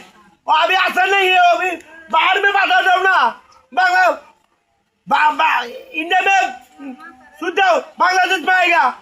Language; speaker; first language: Hindi; non-native, local second language; Bangla